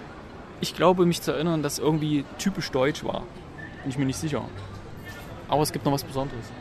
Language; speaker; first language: German; native; German